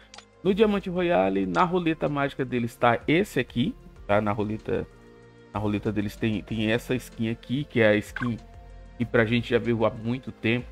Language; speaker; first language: Portuguese; native; Portuguese